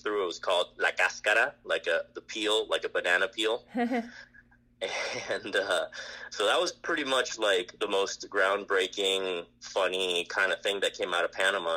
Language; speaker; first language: English; non-native, fluent; Spanish